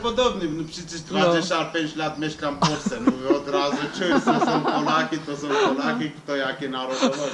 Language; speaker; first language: Polish; non-native, fluent; Armenian